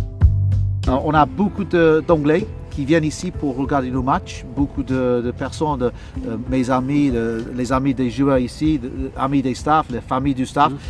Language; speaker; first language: French; non-native, fluent; English